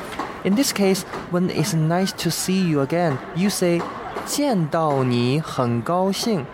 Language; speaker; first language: English; non-native, fluent; Chinese